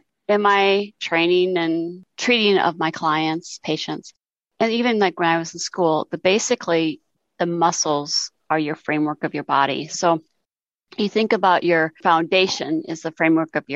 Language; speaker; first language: English; native; English